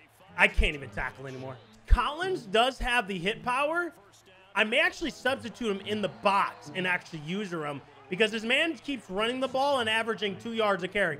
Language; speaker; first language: English; native; English